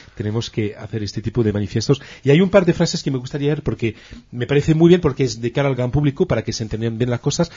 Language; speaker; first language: Spanish; non-native, fluent; French